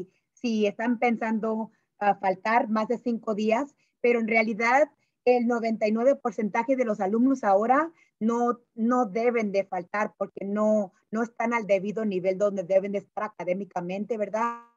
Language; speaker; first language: Spanish; early bilingual, heritage; Spanish